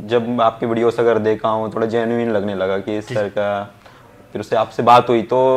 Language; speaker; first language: Hindi; native; Hindi